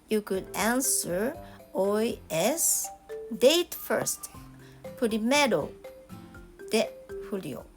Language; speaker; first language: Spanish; non-native, learner; Japanese